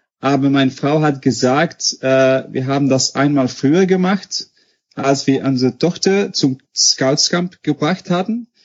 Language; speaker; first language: German; non-native, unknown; Dutch